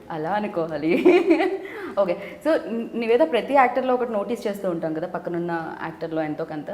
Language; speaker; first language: Telugu; native; Telugu